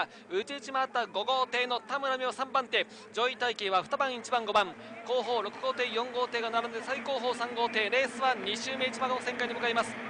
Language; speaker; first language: Japanese; native; Japanese